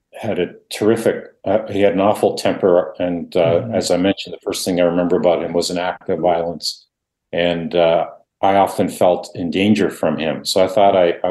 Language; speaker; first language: English; non-native, fluent; Dutch